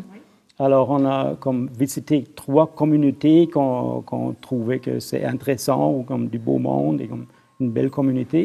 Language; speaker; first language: French; non-native, fluent; German